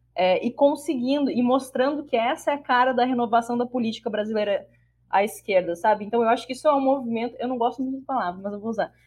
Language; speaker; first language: Portuguese; native; Portuguese